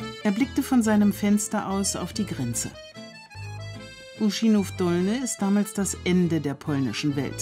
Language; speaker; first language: German; native; German